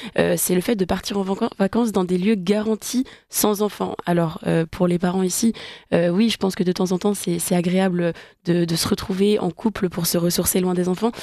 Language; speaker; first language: French; native; French